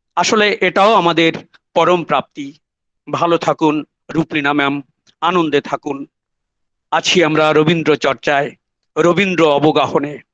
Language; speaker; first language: Bangla; native; Bangla